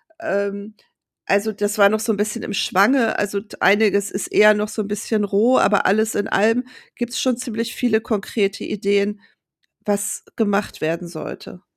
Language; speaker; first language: German; native; German